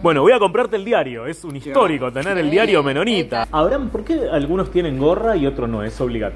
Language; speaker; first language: Spanish; native; Spanish